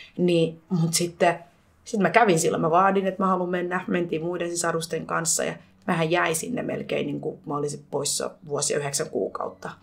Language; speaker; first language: Finnish; early bilingual, other home language; Somali